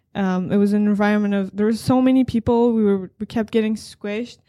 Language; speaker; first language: English; non-native, fluent; Persian